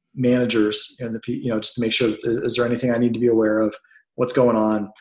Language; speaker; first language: English; native; English